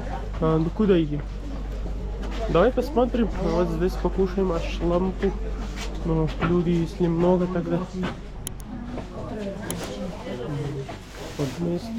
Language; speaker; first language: Russian; non-native, learner; Urdu